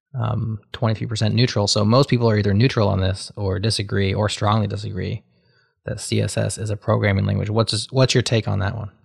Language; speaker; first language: English; native; English